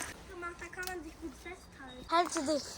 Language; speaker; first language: German; native; German